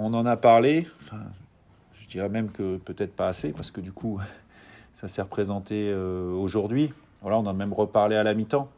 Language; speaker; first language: French; native; French